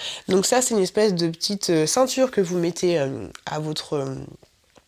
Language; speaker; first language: French; native; French